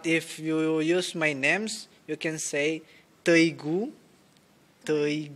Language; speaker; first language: English; non-native, learner; Nias